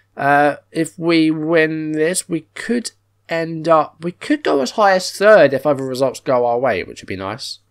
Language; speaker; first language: English; native; English